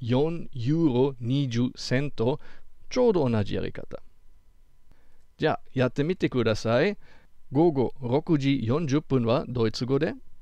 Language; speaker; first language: Japanese; non-native, fluent; German